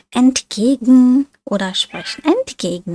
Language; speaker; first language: German; non-native, fluent; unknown